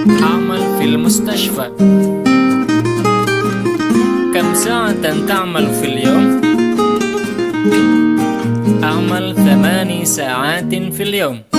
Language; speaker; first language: Arabic; non-native, fluent; Indonesian